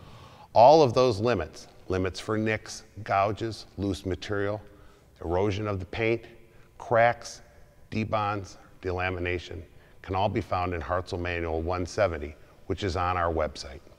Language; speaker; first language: English; native; English